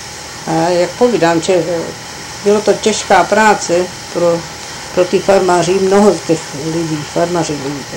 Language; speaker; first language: Czech; early bilingual, heritage; Czech